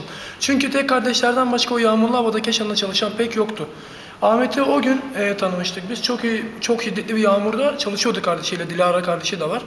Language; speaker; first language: Turkish; native; Turkish